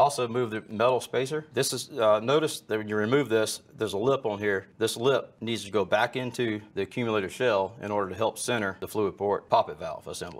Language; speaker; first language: English; native; English